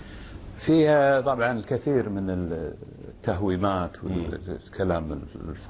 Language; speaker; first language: Arabic; native; Arabic